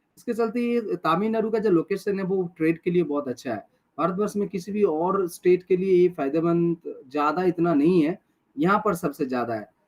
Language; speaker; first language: Hindi; non-native, local second language; Bangla